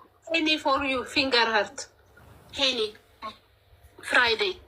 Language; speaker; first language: English; non-native, learner; Amharic